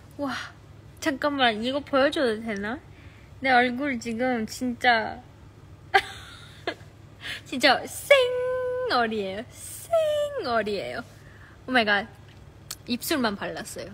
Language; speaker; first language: Korean; non-native, fluent; Chinese